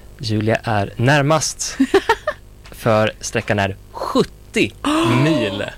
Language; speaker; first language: Swedish; native; Swedish